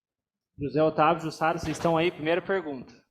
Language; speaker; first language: Portuguese; native; Portuguese